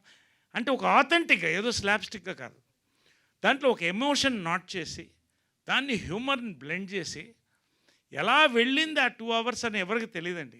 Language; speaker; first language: Telugu; native; Telugu